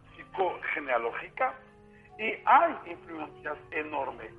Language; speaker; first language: Spanish; non-native, fluent; French